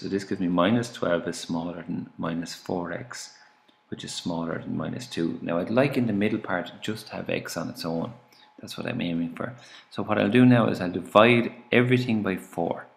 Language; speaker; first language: English; native; English